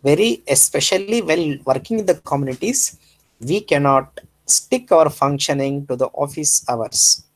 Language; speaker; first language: English; non-native, local second language; Kannada